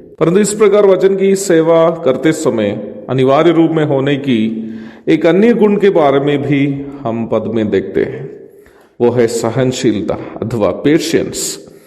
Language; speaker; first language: Hindi; non-native, local second language; Malayalam